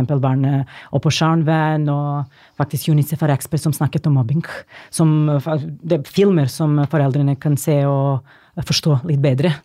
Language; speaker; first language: Norwegian; non-native, fluent; Serbian